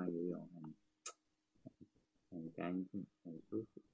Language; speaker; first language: Chinese; native; Chinese